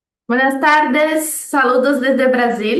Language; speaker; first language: Spanish; non-native, fluent; Portuguese